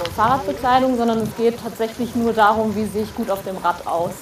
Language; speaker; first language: German; native; German